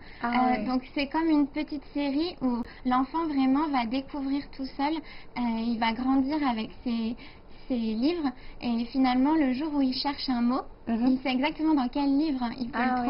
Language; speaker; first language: French; native; French